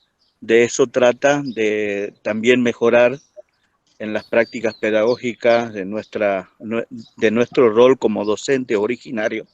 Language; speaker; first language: Spanish; non-native, local second language; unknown